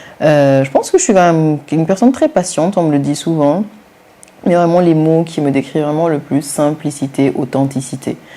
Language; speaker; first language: French; non-native, local second language; Wolof